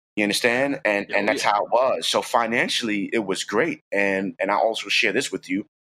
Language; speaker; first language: English; native; English